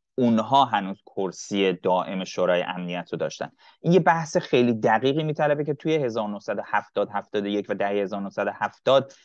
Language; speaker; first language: Persian; native; Persian